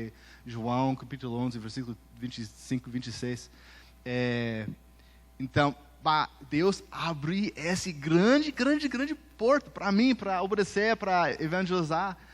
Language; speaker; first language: Portuguese; early bilingual, heritage; Portuguese